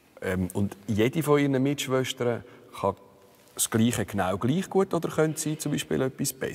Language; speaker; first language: German; native; German